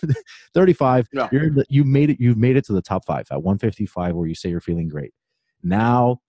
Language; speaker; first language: English; native; English